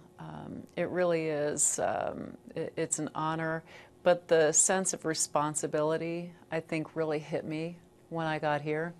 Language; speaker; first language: English; native; English